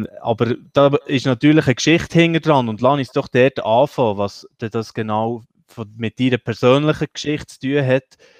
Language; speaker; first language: German; native; German